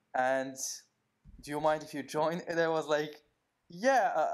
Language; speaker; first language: English; non-native, fluent; Arabic